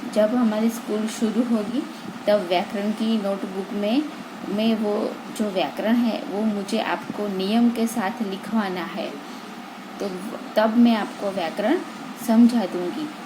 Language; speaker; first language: Hindi; non-native, local second language; Gujarati